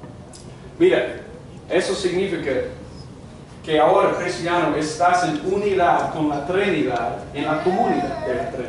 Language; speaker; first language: Spanish; non-native, fluent; English